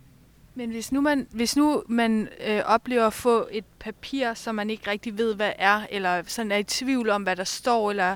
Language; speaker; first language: Danish; native; Danish